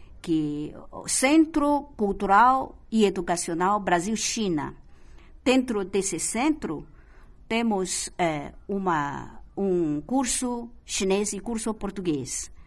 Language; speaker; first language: Portuguese; non-native, fluent; Chinese